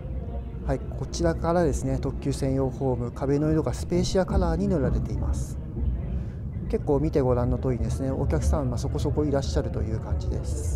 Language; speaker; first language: Japanese; native; Japanese